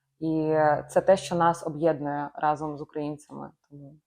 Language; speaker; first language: Ukrainian; non-native, fluent; Lithuanian